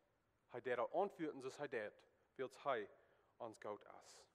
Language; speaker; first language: German; non-native, learner; Plautdietsch